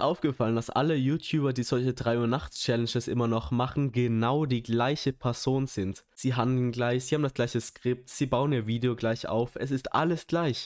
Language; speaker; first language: German; native; German